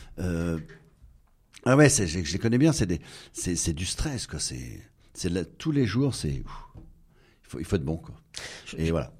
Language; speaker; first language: French; native; French